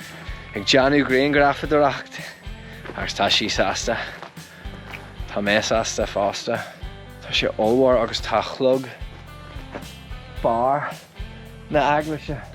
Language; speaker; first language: Irish; non-native, local second language; English